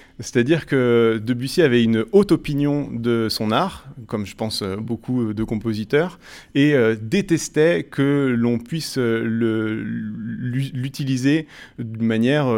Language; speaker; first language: French; native; French